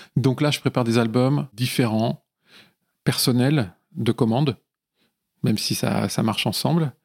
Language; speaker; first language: French; native; French